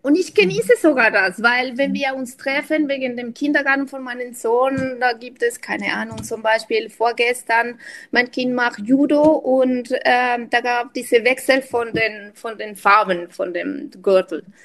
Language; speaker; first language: German; non-native, fluent; Spanish